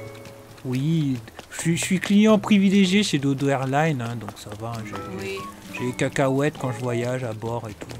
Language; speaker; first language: French; native; French